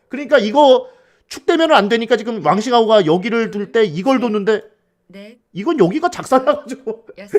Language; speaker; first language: Korean; native; Korean